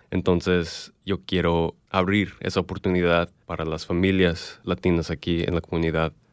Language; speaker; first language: Spanish; early bilingual, heritage; English